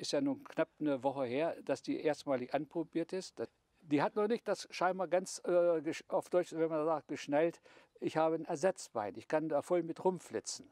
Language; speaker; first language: German; native; German